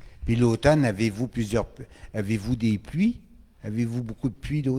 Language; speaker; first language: French; native; French